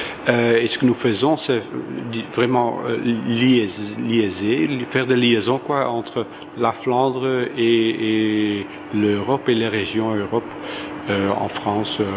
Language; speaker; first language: French; non-native, local second language; Dutch